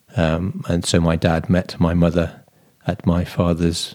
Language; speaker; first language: English; native; English